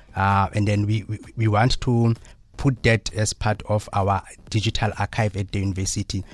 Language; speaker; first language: English; non-native, local second language; Southern Sotho